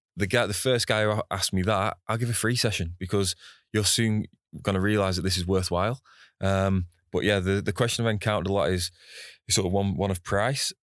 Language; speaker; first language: English; native; English